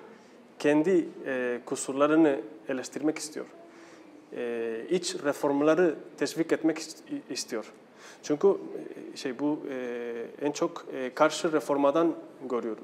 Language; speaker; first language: Turkish; non-native, fluent; Spanish